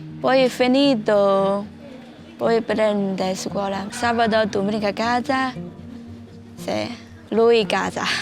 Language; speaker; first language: Italian; non-native, learner; Chinese